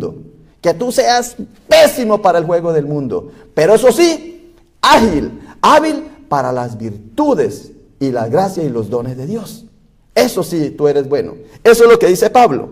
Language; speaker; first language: Spanish; native; Spanish